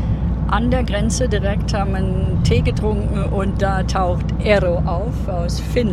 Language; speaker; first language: German; native; German